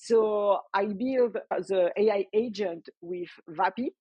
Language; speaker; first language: English; non-native, fluent; French